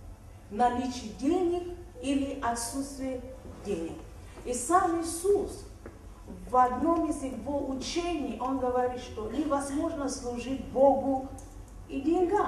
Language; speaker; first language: Russian; non-native, fluent; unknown